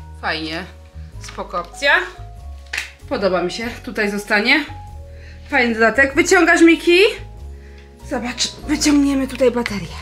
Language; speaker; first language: Polish; native; Polish